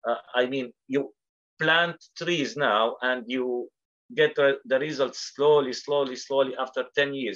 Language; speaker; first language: English; non-native, fluent; Arabic